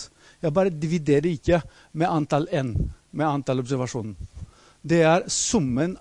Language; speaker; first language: Norwegian; non-native, fluent; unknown